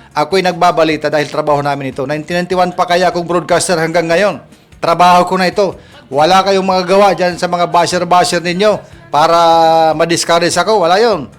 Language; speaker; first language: Filipino; non-native, local second language; Waray